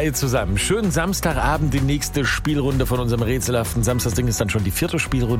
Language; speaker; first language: German; native; German